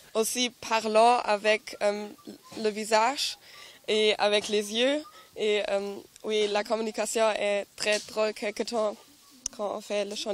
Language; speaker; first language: French; non-native, learner; Polish